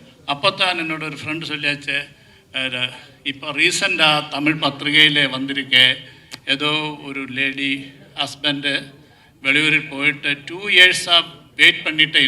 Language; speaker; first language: Tamil; non-native, learner; Malayalam